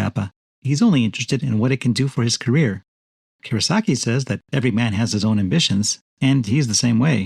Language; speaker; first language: English; native; English